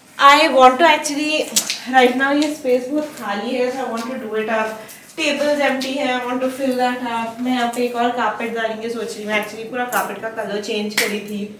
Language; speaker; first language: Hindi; native; Hindi